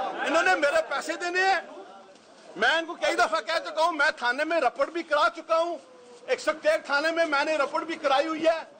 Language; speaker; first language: Urdu; non-native, local second language; Punjabi